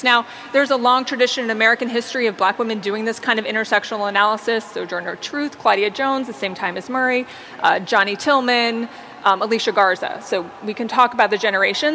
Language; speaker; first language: English; native; English